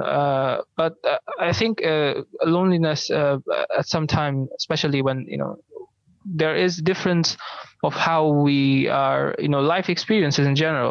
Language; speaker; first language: English; non-native, local second language; Bangla